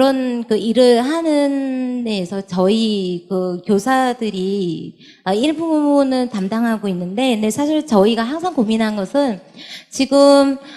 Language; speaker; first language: Korean; non-native, fluent; Vietnamese